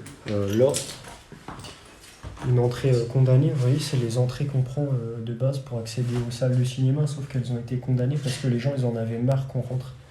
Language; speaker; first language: French; native; French